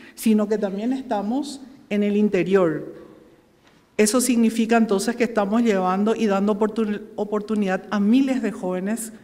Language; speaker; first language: Spanish; native; Spanish